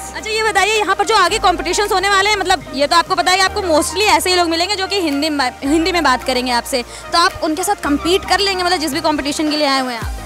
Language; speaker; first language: Hindi; native; Hindi